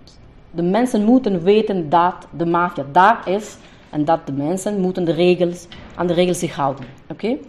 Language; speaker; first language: Dutch; non-native, fluent; Italian